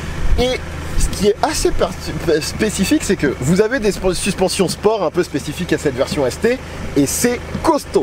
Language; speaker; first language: French; native; French